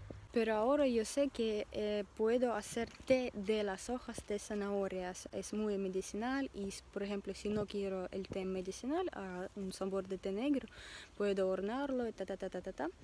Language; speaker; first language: Spanish; non-native, learner; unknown